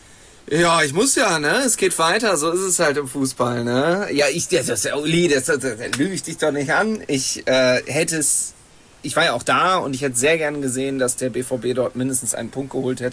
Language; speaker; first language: German; native; German